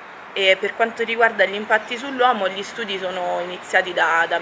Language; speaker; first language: Italian; native; Italian